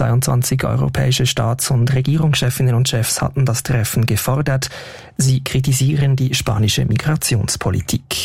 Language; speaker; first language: German; native; German